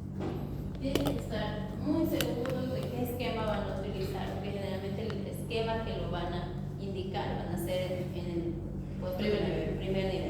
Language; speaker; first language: Spanish; native; Spanish